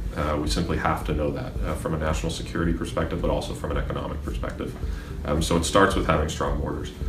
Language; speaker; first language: English; native; English